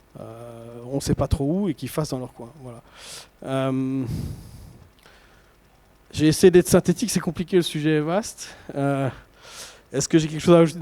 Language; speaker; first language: French; native; French